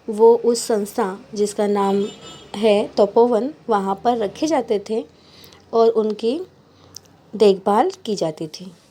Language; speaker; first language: Hindi; non-native, local second language; Marathi